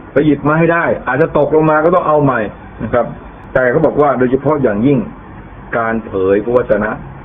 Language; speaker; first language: Thai; native; Thai